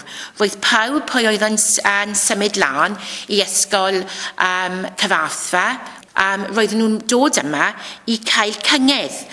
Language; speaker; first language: Welsh; non-native, local second language; English